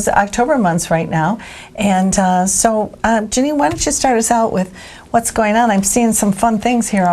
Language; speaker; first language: English; native; English